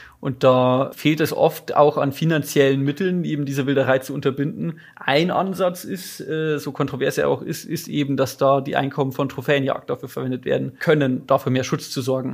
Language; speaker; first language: German; native; German